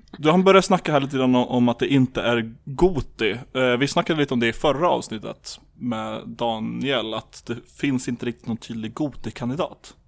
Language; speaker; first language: Swedish; native; Swedish